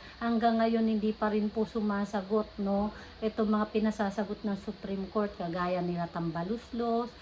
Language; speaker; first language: Filipino; native; Filipino